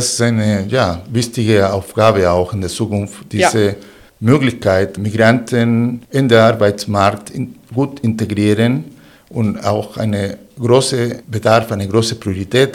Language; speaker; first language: German; non-native, fluent; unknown